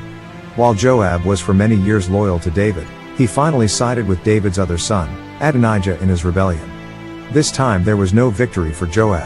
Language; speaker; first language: English; native; English